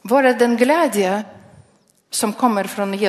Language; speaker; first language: Swedish; non-native, learner; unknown